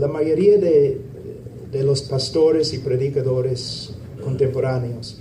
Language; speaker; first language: Spanish; non-native, fluent; English